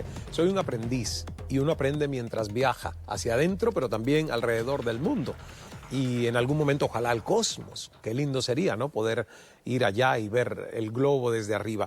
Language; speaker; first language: Spanish; native; Spanish